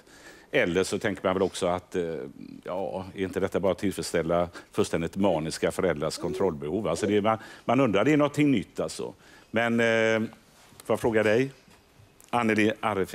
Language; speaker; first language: Swedish; native; Swedish